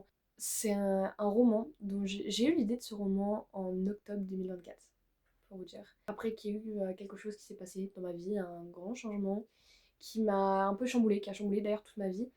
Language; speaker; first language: French; native; French